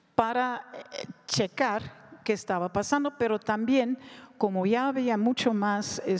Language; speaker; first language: Spanish; non-native, fluent; Dutch